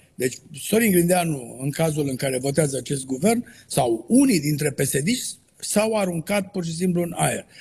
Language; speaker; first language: Romanian; native; Romanian